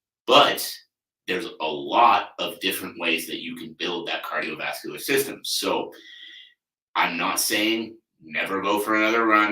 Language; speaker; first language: English; native; English